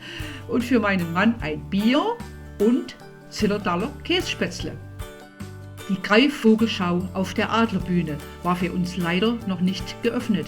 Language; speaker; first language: German; native; German